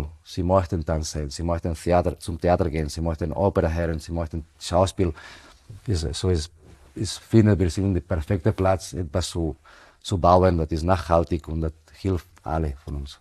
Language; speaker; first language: German; non-native, fluent; Spanish